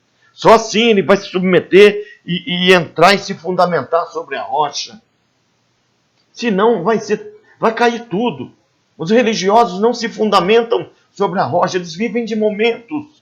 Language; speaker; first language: Portuguese; native; Portuguese